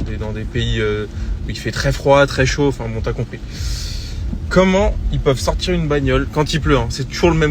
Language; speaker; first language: French; native; French